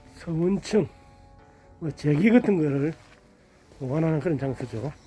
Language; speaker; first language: Korean; native; Korean